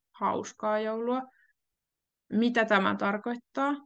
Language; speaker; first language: Finnish; native; Finnish